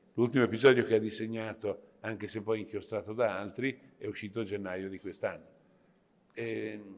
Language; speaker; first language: Italian; native; Italian